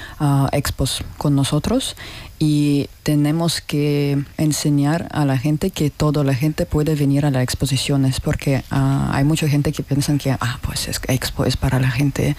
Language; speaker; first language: Spanish; non-native, learner; Russian